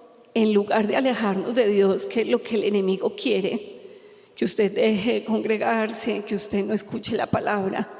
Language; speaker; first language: Spanish; native; Spanish